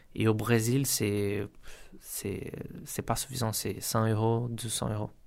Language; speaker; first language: French; non-native, learner; Portuguese